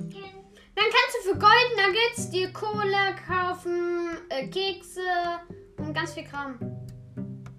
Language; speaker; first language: German; native; German